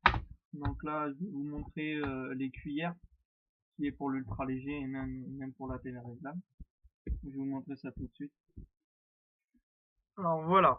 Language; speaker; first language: French; native; French